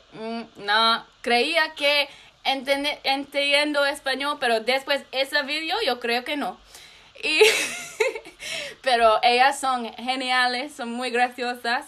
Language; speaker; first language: Spanish; non-native, learner; English